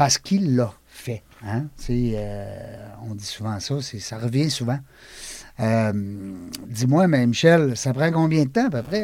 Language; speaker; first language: French; native; French